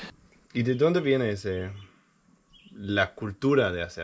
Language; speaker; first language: Spanish; non-native, learner; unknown